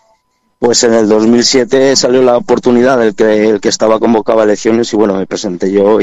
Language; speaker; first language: Spanish; native; Spanish